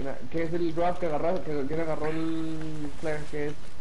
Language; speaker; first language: Spanish; early bilingual, heritage; Spanish